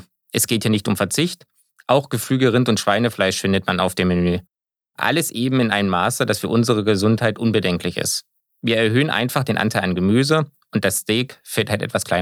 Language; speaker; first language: German; native; German